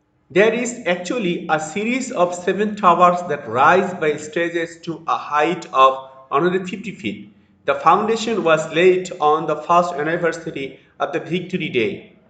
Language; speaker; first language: English; non-native, local second language; Bangla